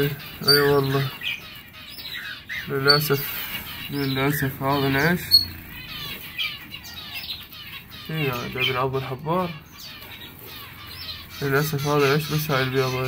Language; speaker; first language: Arabic; native; Arabic